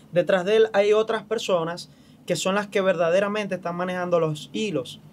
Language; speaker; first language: Spanish; native; Spanish